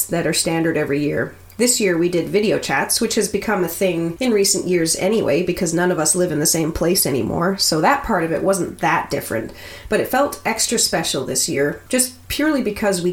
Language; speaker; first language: English; native; English